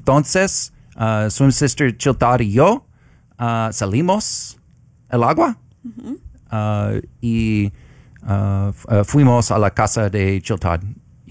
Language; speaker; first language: Spanish; non-native, learner; English